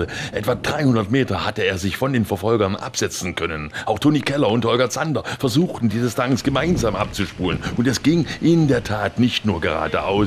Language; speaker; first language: German; native; German